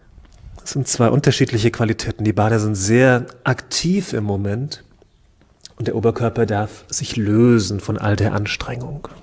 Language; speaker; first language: German; native; German